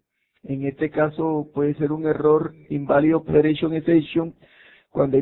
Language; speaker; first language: Spanish; native; Spanish